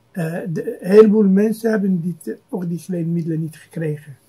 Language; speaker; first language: Dutch; non-native, fluent; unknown